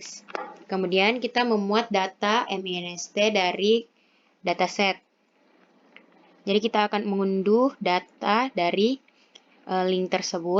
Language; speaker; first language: Indonesian; native; Indonesian